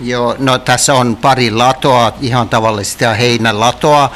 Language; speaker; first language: Finnish; non-native, local second language; Swedish